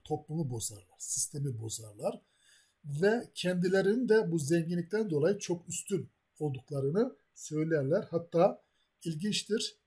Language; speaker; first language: Turkish; native; Turkish